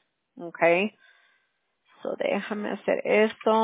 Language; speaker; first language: Spanish; early bilingual, heritage; Spanish